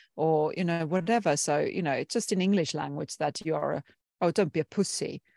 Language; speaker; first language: English; non-native, fluent; Finnish